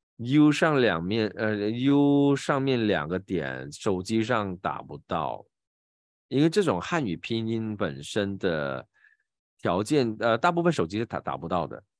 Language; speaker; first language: Chinese; native; Chinese